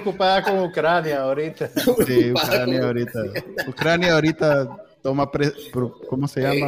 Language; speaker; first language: Spanish; native; Spanish